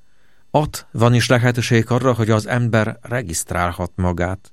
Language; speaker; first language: Hungarian; non-native, fluent; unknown